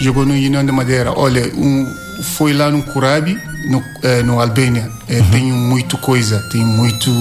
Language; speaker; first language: Portuguese; non-native, learner; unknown